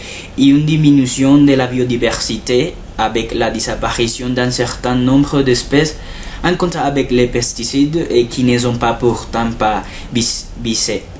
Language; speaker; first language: French; non-native, learner; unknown